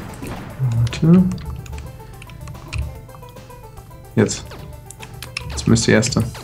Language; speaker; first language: German; native; German